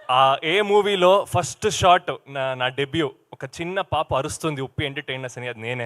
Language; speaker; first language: Telugu; non-native, learner; Kannada